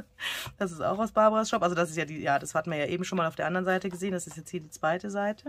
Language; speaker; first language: German; native; German